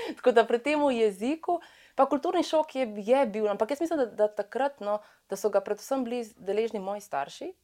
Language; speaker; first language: Slovenian; early bilingual, other home language; Serbian